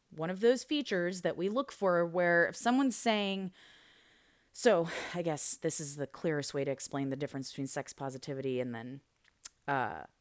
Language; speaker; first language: English; native; English